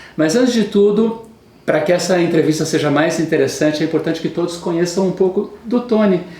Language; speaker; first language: Portuguese; native; Portuguese